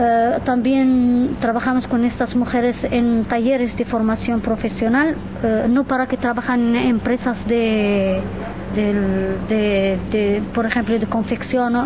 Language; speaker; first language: Spanish; non-native, fluent; Arabic